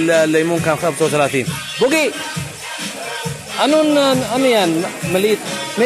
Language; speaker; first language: Filipino; non-native, learner; Arabic